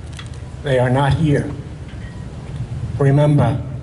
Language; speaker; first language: English; native; English